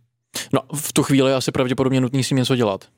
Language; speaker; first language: Czech; native; Czech